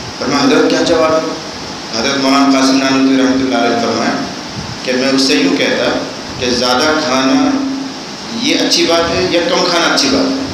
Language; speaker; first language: Urdu; non-native, local second language; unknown